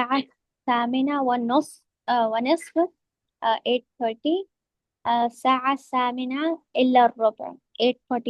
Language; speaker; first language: Arabic; non-native, learner; Urdu